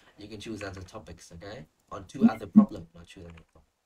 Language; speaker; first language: English; non-native, fluent; Vietnamese